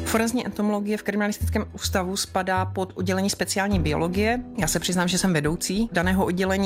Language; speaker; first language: Czech; native; Czech